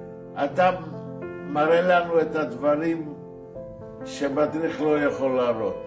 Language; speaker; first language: Hebrew; non-native, fluent; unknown